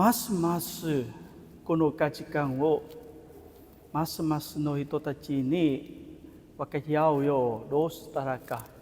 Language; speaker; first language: Japanese; non-native, fluent; Vietnamese